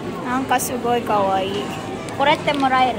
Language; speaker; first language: Japanese; early bilingual, other home language; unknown